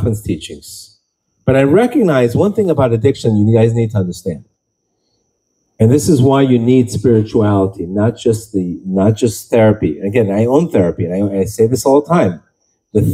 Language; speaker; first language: English; native; English